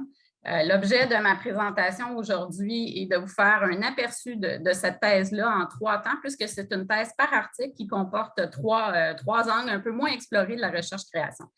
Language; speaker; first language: French; native; French